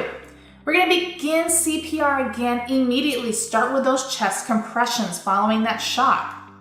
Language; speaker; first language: English; native; English